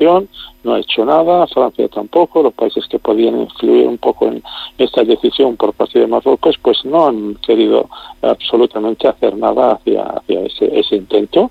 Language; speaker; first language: Spanish; non-native, local second language; Arabic